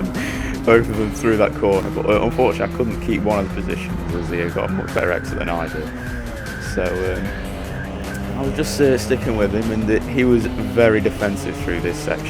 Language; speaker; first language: English; native; English